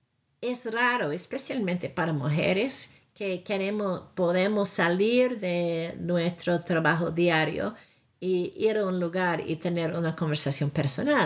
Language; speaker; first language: Spanish; non-native, fluent; English